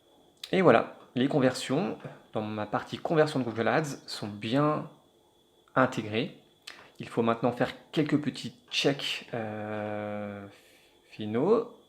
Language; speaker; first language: French; native; French